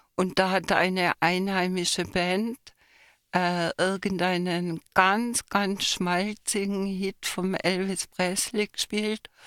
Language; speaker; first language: German; non-native, fluent; Polish